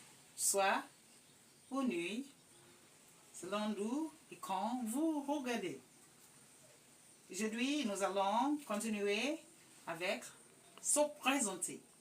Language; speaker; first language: French; non-native, learner; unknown